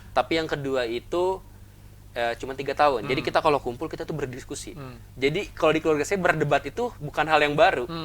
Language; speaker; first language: Indonesian; native; Indonesian